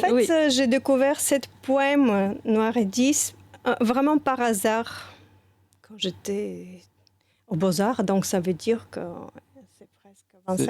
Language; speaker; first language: French; non-native, fluent; Bulgarian